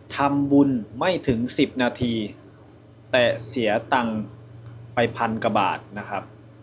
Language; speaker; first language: Thai; native; Thai